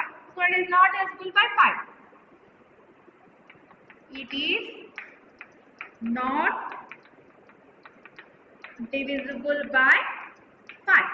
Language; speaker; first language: English; non-native, local second language; Telugu